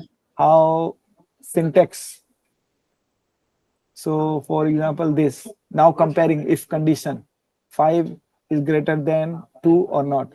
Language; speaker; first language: English; non-native, learner; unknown